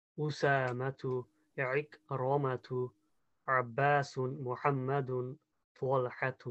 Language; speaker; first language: Arabic; non-native, learner; English